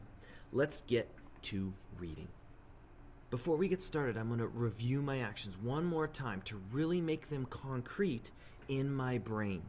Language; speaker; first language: English; native; English